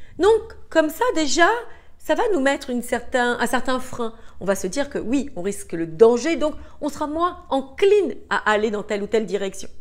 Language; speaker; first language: French; native; French